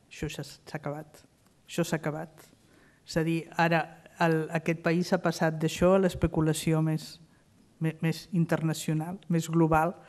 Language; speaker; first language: Catalan; non-native, fluent; Spanish